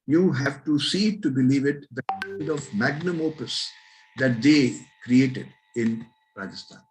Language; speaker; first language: English; non-native, local second language; Marathi